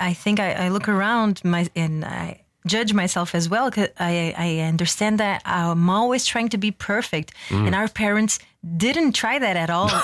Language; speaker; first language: English; non-native, fluent; Portuguese